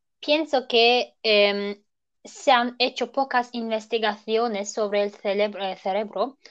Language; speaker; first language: Spanish; non-native, learner; German